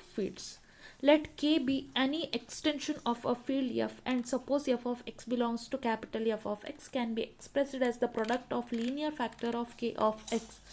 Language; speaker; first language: English; non-native, local second language; Kannada